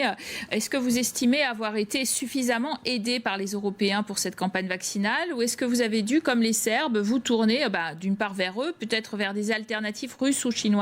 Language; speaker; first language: French; native; French